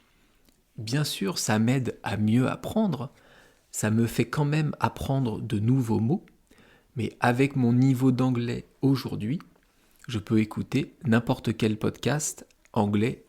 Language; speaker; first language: French; native; French